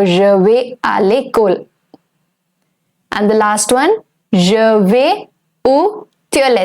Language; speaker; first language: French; non-native, fluent; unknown